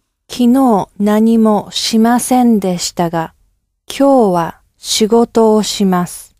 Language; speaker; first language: Japanese; non-native, learner; English